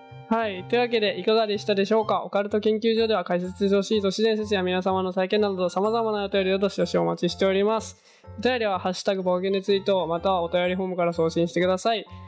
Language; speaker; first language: Japanese; native; Japanese